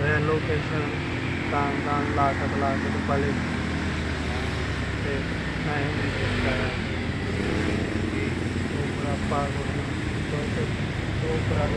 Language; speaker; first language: Filipino; non-native, learner; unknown